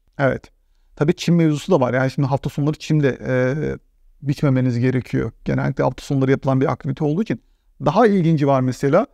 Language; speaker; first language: Turkish; native; Turkish